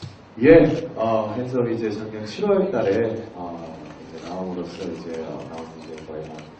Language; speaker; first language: Korean; native; Korean